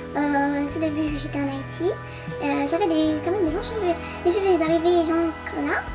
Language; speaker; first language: French; non-native, local second language; Haitian Creole